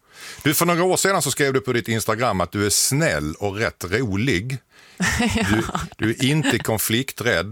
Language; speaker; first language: Swedish; native; Swedish